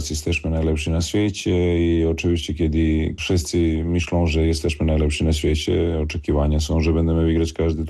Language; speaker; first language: Polish; non-native, fluent; Serbian